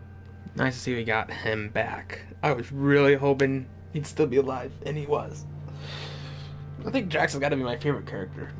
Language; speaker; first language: English; native; English